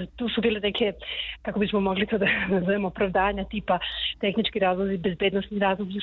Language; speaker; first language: Serbian; native; Serbian